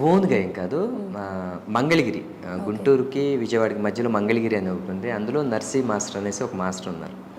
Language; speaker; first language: Telugu; native; Telugu